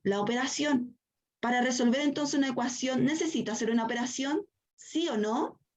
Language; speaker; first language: Spanish; native; Spanish